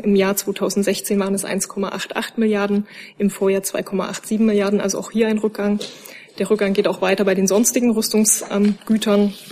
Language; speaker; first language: German; native; German